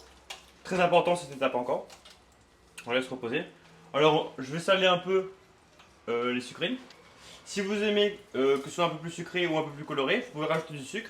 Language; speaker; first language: French; native; French